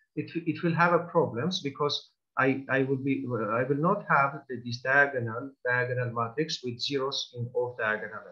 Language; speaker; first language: English; non-native, fluent; Armenian